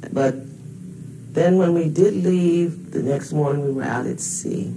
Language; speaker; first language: English; native; English